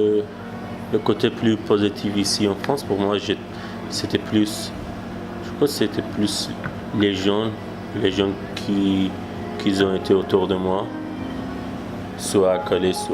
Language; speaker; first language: French; non-native, fluent; Persian